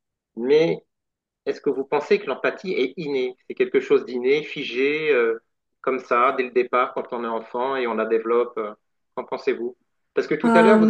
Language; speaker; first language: French; native; French